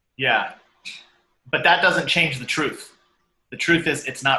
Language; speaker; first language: English; native; English